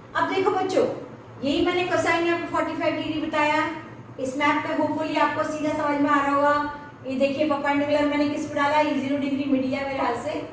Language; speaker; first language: Hindi; native; Hindi